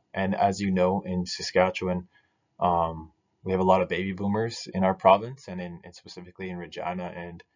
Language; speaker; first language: English; native; English